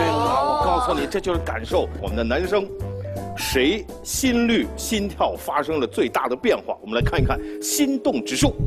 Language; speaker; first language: Chinese; native; Chinese